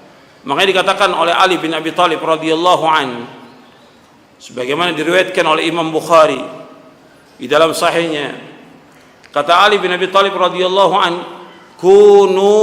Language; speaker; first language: Indonesian; native; Indonesian